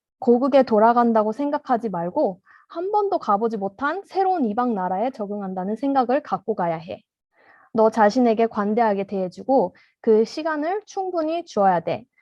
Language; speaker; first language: Korean; early bilingual, heritage; Korean